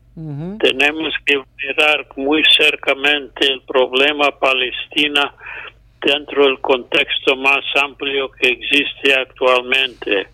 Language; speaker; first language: Spanish; non-native, fluent; English